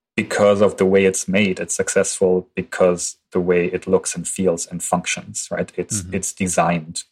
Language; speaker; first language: English; non-native, fluent; German